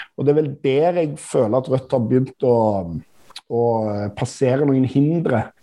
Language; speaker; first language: Norwegian; native; Norwegian